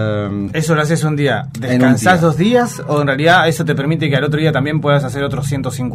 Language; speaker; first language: Spanish; native; Spanish